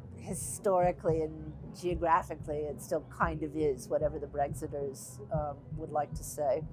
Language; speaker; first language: English; native; English